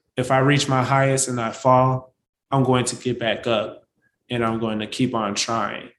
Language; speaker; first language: English; native; English